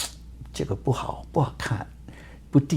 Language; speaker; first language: Chinese; non-native, fluent; English